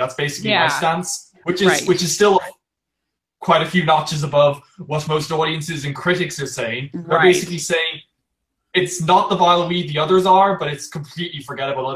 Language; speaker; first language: English; native; English